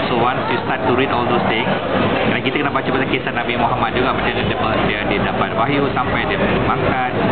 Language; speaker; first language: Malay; non-native, local second language; Tamil